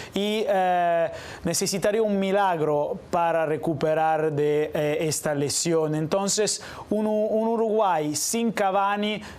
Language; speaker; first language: Spanish; non-native, fluent; Italian